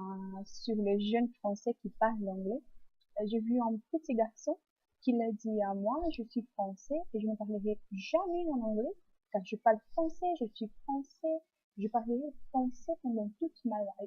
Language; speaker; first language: French; non-native, fluent; Portuguese